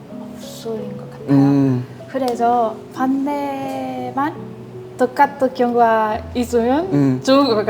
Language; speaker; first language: Korean; non-native, learner; Spanish